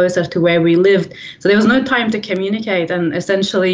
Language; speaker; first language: English; early bilingual, other home language; Persian